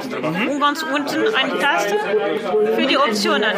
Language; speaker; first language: German; non-native, learner; French